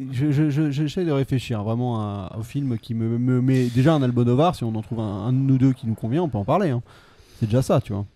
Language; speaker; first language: French; native; French